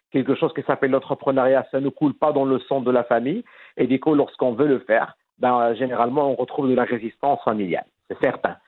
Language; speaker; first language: French; non-native, fluent; Arabic